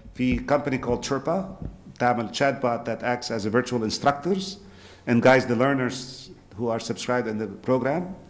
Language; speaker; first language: English; non-native, fluent; Arabic